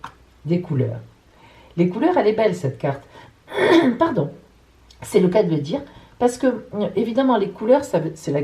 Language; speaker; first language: French; native; French